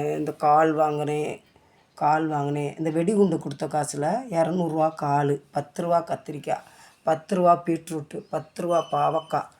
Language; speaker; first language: Tamil; native; Tamil